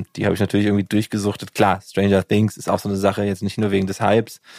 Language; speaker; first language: German; native; German